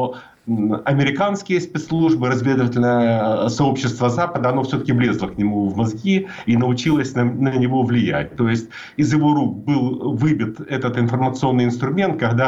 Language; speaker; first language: Russian; native; Russian